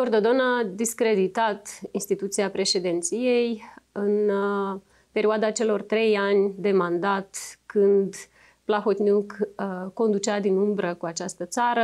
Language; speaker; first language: Romanian; native; Romanian